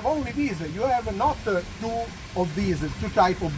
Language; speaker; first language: English; non-native, learner; Italian